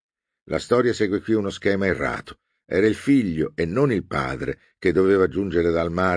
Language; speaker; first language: Italian; native; Italian